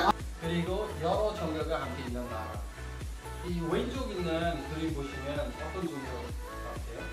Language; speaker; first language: Korean; non-native, fluent; Nepali